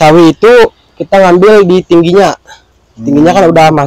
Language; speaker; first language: Indonesian; native; Indonesian